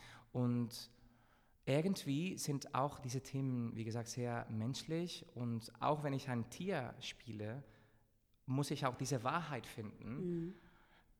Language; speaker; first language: German; non-native, fluent; Spanish